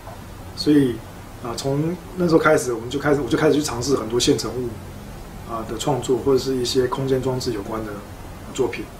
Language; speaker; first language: Chinese; native; Chinese